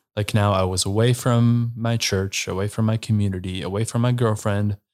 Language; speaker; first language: English; non-native, fluent; Slovenian